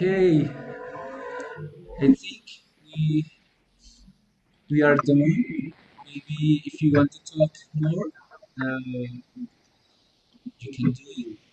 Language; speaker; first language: English; non-native, learner; Spanish